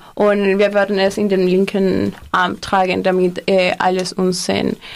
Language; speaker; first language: German; non-native, learner; Spanish